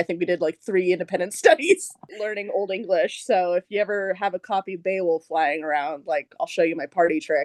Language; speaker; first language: English; native; English